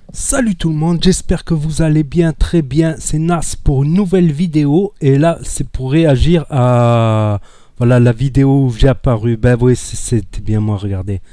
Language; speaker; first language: French; native; French